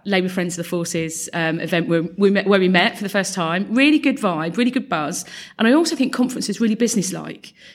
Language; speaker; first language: English; native; English